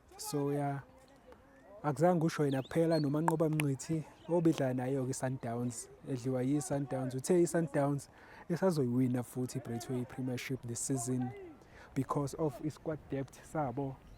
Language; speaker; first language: Zulu; native; Zulu